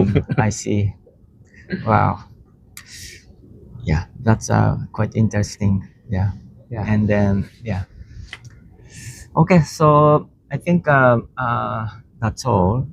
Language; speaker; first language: English; non-native, learner; Japanese